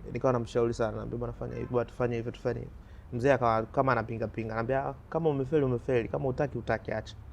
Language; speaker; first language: Swahili; native; Swahili